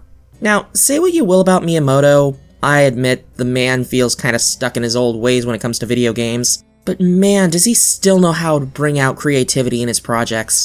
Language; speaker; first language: English; native; English